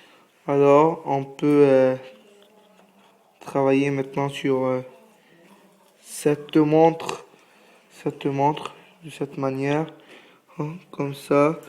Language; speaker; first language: French; non-native, fluent; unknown